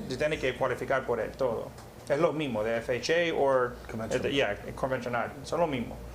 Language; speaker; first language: Spanish; early bilingual, heritage; Spanish